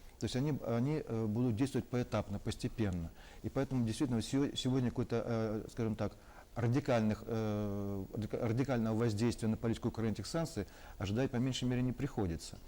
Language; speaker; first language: Russian; native; Russian